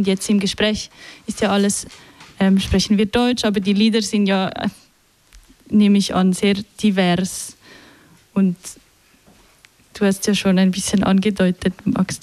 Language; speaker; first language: German; native; German